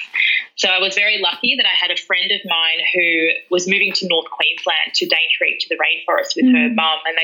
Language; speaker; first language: English; native; English